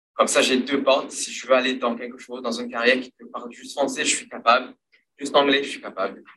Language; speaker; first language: French; non-native, local second language; Morisyen